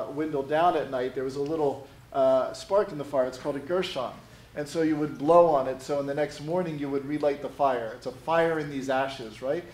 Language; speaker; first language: English; native; English